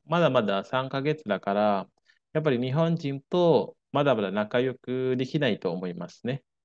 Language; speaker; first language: Japanese; non-native, fluent; Indonesian